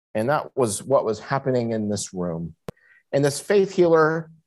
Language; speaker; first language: English; native; English